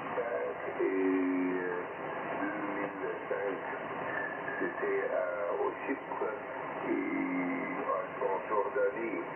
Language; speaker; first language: French; non-native, local second language; German